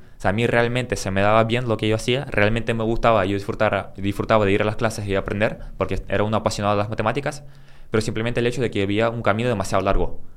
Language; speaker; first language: Spanish; early bilingual, other home language; Russian